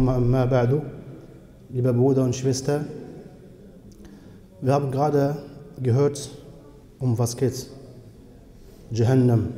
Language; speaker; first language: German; non-native, fluent; Arabic